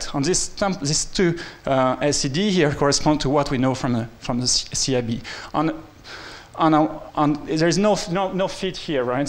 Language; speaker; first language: English; non-native, fluent; French